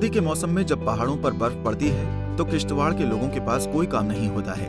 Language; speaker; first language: Hindi; native; Hindi